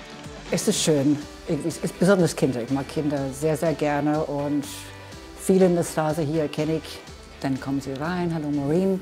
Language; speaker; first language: German; non-native, fluent; English